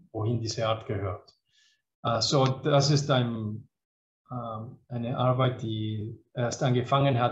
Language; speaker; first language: German; non-native, fluent; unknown